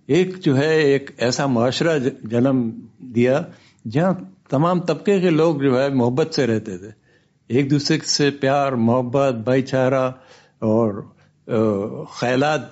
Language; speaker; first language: Urdu; non-native, local second language; Baluchi